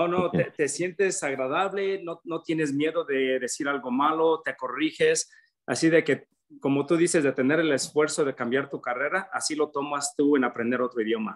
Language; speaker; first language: Spanish; early bilingual, other home language; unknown